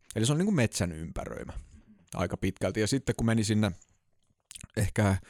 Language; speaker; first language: Finnish; native; Finnish